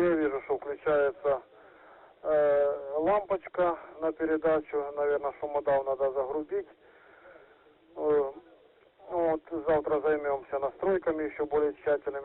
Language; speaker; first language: Russian; native; Russian